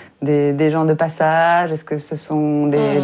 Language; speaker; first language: French; native; French